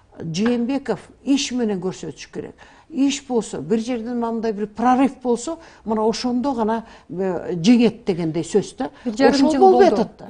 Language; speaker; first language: Kyrgyz; native; Kyrgyz